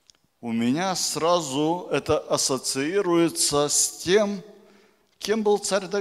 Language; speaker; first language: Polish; non-native, learner; Russian